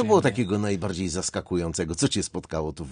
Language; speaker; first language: Polish; native; Polish